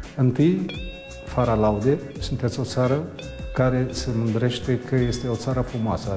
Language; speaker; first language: Romanian; non-native, fluent; Arabic